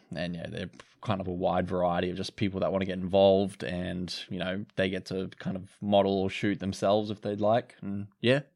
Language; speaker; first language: English; native; English